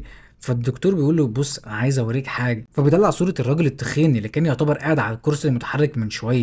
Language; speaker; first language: Arabic; native; Arabic